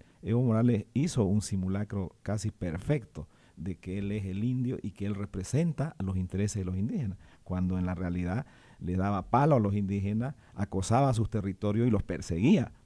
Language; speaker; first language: Spanish; native; Spanish